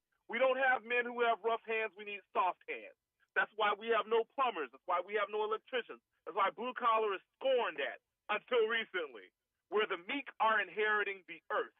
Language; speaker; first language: English; native; English